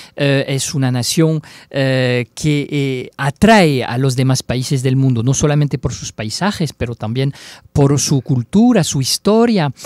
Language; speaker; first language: Spanish; non-native, fluent; French